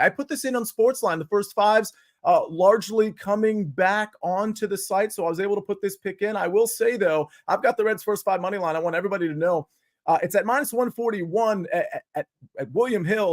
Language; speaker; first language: English; native; English